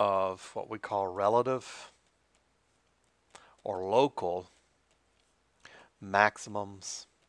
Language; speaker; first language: English; native; English